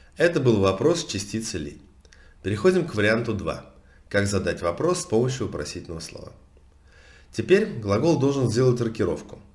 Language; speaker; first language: Russian; native; Russian